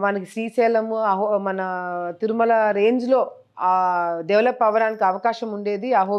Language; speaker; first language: Telugu; native; Telugu